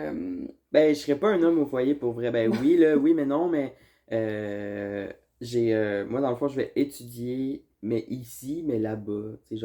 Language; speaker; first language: French; native; French